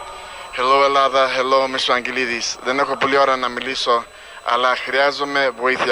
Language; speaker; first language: Greek; early bilingual, heritage; Greek